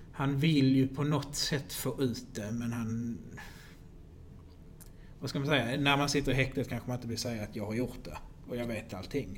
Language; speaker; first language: Swedish; native; Swedish